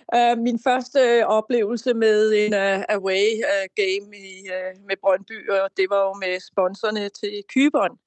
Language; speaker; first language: Danish; native; Danish